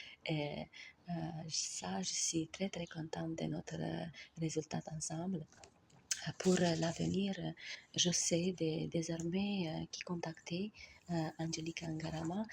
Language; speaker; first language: French; non-native, learner; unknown